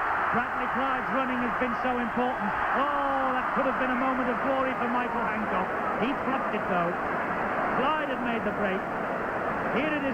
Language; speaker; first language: English; native; English